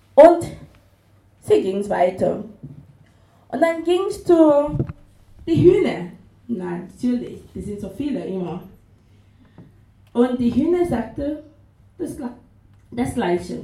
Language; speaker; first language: German; non-native, fluent; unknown